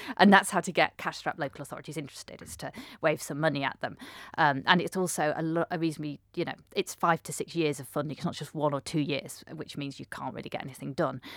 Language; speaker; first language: English; native; English